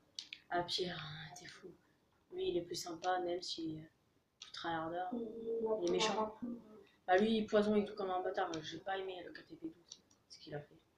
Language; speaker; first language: French; native; French